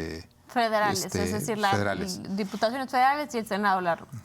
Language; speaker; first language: Spanish; native; Spanish